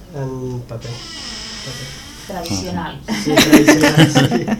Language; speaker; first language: Catalan; non-native, learner; Spanish